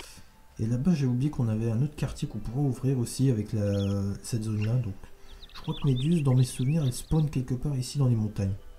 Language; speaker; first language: French; native; French